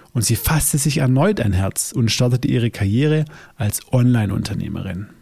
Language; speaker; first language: German; native; German